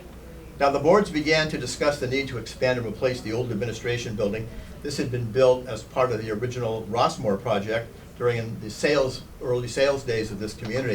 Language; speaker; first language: English; native; English